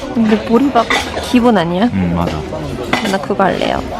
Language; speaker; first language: Korean; non-native, fluent; Swedish